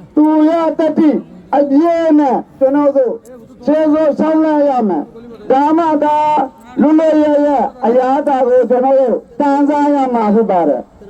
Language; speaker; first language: Burmese; non-native, local second language; Rohingya